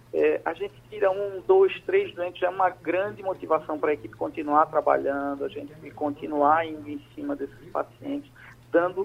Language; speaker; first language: Portuguese; native; Portuguese